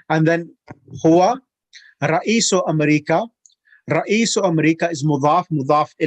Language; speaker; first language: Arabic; non-native, fluent; English